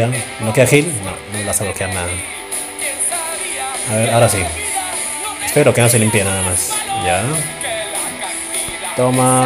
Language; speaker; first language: Spanish; native; Spanish